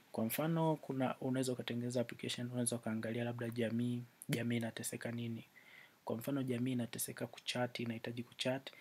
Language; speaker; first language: Swahili; native; Swahili